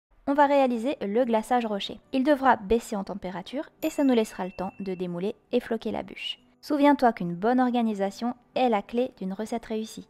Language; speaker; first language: French; native; French